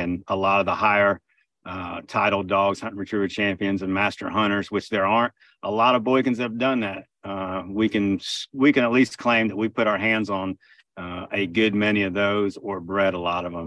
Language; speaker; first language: English; native; English